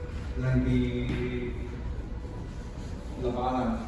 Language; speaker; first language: Indonesian; non-native, learner; Chinese